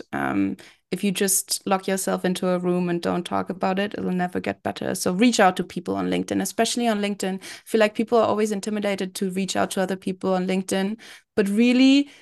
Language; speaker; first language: English; non-native, fluent; German